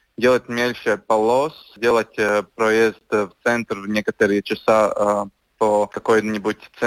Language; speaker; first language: Russian; non-native, local second language; Latvian